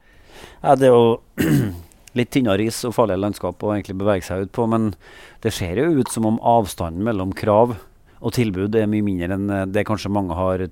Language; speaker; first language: Norwegian; native; Norwegian